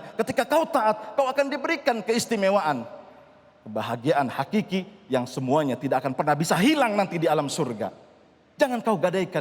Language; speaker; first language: Indonesian; native; Indonesian